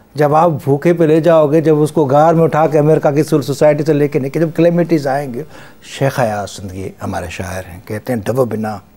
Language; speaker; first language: Urdu; non-native, local second language; Sindhi